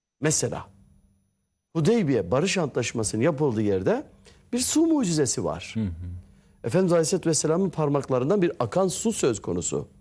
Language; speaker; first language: Turkish; native; Turkish